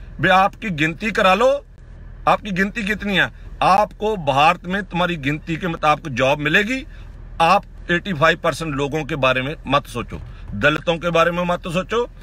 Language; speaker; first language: Hindi; non-native, local second language; Punjabi